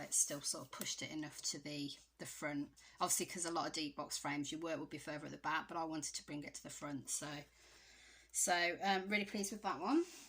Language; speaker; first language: English; native; English